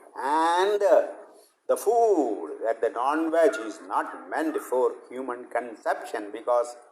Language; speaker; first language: English; non-native, local second language; Malayalam